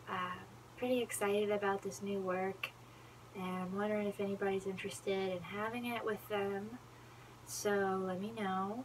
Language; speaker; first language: English; native; English